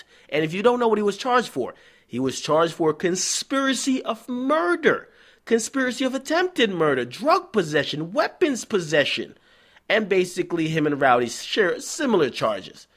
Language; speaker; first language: English; native; English